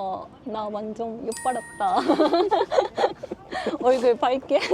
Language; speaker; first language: Korean; non-native, learner; Japanese